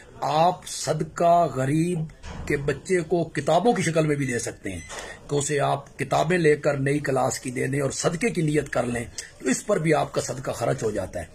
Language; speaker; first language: Urdu; non-native, local second language; Punjabi